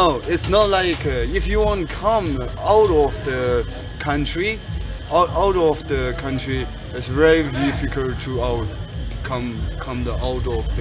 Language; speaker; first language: English; non-native, learner; Tibetan